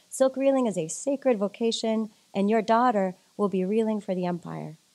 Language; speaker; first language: English; native; English